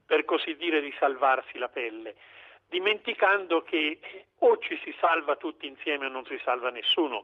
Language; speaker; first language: Italian; native; Italian